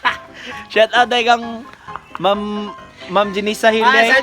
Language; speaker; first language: Filipino; non-native, local second language; Cebuano